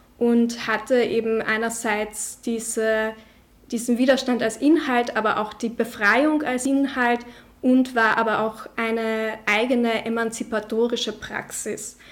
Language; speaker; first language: German; non-native, local second language; Slovenian